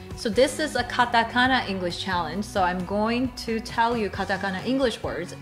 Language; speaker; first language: English; non-native, fluent; Japanese